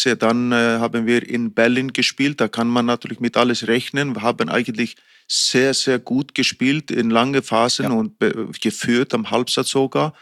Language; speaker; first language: German; non-native, fluent; Icelandic